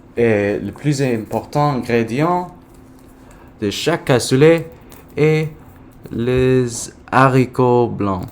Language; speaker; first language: French; non-native, learner; English